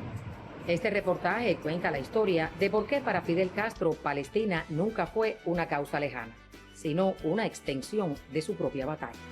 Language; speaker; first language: Spanish; native; Spanish